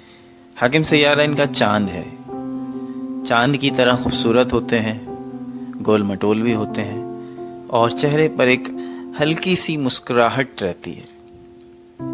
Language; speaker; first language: Urdu; native; Urdu